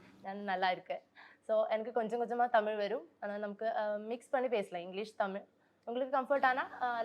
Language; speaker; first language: Tamil; non-native, learner; Malayalam